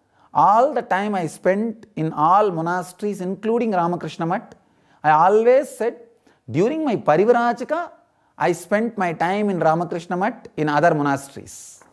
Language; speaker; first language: English; non-native, local second language; Tamil